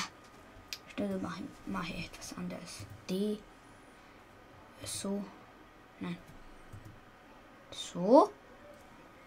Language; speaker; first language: German; early bilingual, other home language; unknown